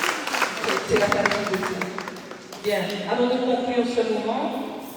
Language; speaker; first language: French; native; French